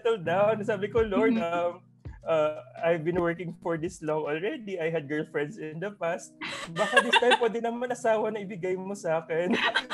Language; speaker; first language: English; non-native, local second language; Hiligaynon